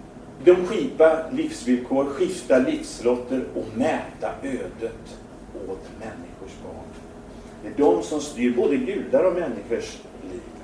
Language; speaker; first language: Swedish; native; Swedish